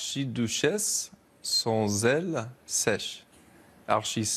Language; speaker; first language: French; non-native, learner; English